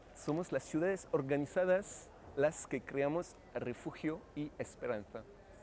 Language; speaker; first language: Spanish; non-native, fluent; French